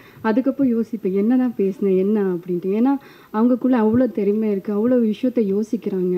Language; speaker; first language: Tamil; non-native, fluent; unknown